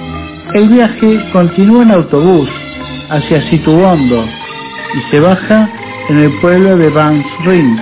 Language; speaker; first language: Spanish; non-native, fluent; Indonesian